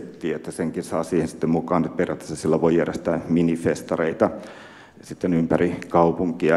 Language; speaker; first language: Finnish; native; Finnish